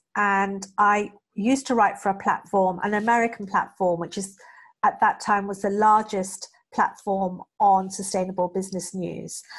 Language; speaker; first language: English; native; English